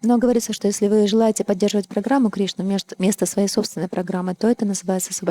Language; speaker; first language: Russian; native; Russian